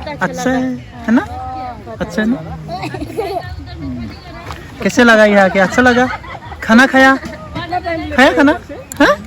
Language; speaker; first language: Hindi; non-native, local second language; Bodo